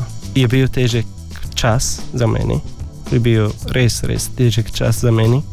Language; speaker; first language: Slovenian; non-native, learner; Arabic